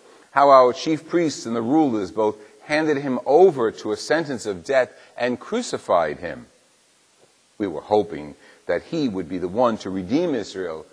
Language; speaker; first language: English; native; English